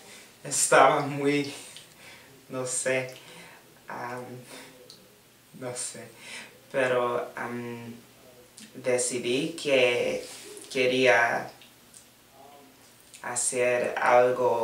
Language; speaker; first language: Spanish; non-native, learner; English